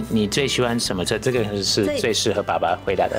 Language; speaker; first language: Chinese; non-native, fluent; English